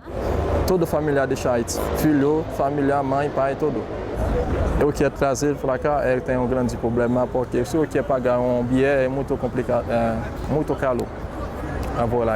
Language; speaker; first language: Portuguese; non-native, learner; Haitian Creole